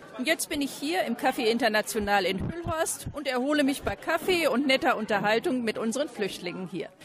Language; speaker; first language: German; native; German